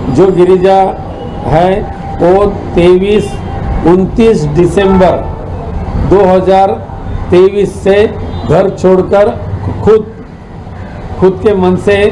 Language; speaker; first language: Hindi; non-native, local second language; Marathi